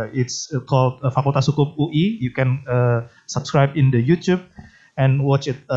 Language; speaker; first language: English; non-native, fluent; Indonesian